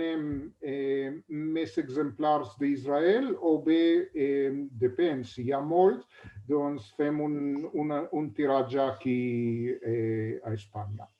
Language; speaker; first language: Catalan; non-native, fluent; Hebrew